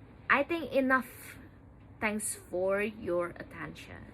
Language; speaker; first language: English; non-native, learner; Indonesian